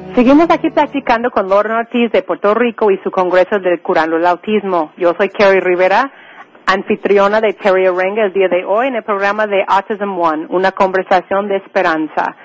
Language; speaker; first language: Spanish; non-native, fluent; English